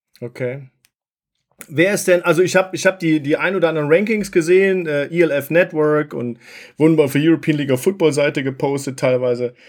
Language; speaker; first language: German; native; German